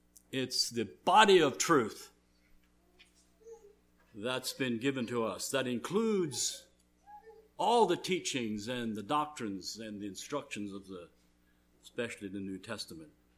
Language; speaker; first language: English; early bilingual, other home language; German